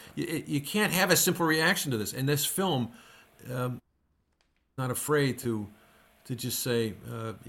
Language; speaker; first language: English; native; English